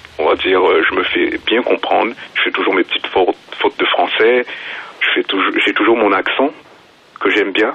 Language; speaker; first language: French; native; French